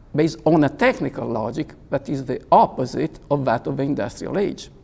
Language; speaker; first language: English; non-native, fluent; Italian